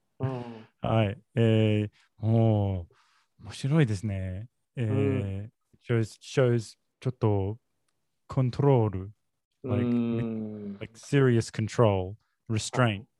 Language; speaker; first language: Japanese; non-native, learner; English